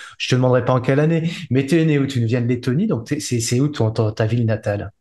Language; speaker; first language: French; native; French